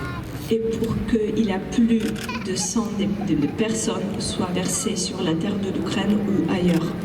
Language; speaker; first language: French; non-native, fluent; Ukrainian